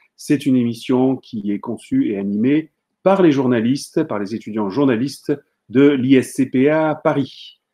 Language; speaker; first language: French; native; French